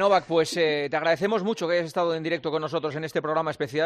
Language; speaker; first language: Spanish; native; Spanish